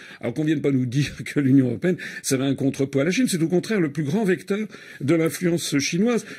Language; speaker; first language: French; native; French